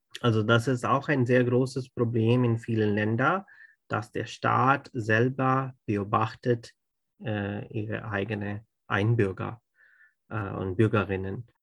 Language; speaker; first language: German; non-native, fluent; Urdu